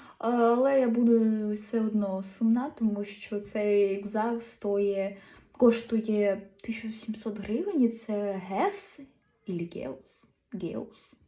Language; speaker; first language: Ukrainian; non-native, local second language; Russian